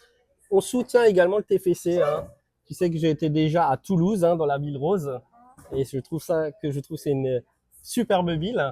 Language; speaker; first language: French; native; French